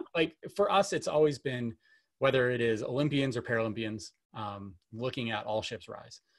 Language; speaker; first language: English; native; English